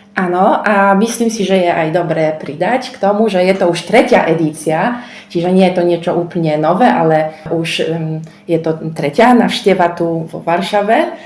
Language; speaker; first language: Slovak; non-native, fluent; Polish